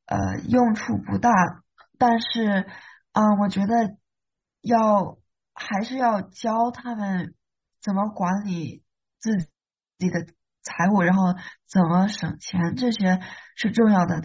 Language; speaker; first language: Chinese; early bilingual, heritage; Chinese